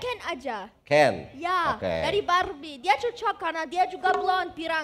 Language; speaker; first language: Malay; non-native, learner; German